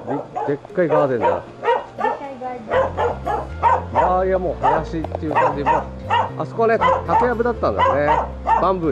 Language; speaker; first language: Japanese; native; Japanese